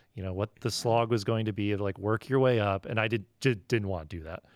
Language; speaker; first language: English; native; English